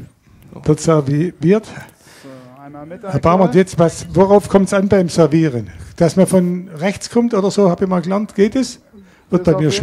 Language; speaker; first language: German; native; German